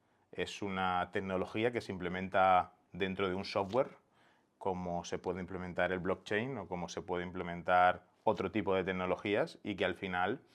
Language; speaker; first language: Spanish; native; Spanish